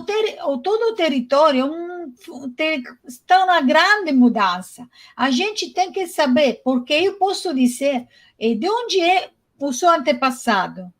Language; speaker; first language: Portuguese; non-native, fluent; Italian